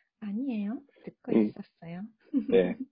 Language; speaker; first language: Korean; non-native, learner; Japanese